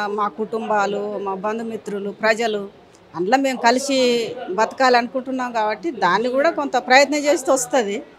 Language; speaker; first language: Telugu; native; Telugu